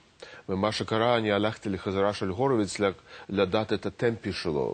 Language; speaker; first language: Hebrew; non-native, fluent; Russian